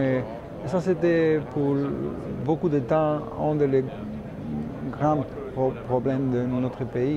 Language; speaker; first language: French; non-native, fluent; Spanish